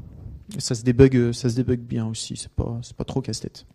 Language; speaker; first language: French; native; French